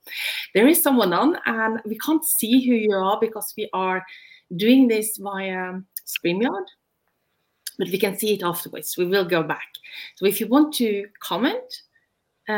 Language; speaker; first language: English; non-native, fluent; Norwegian